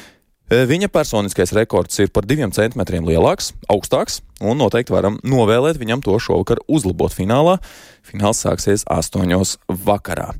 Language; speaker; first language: Latvian; native; Latvian